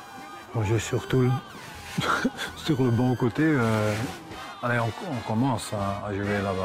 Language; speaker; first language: French; non-native, local second language; Dutch